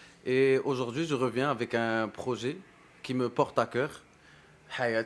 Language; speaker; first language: French; non-native, local second language; Arabic